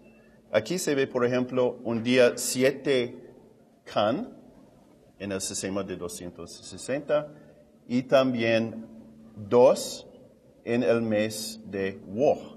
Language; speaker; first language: Spanish; non-native, fluent; English